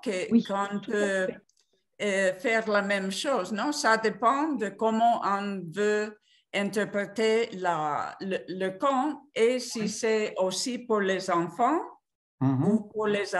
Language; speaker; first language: French; non-native, fluent; Spanish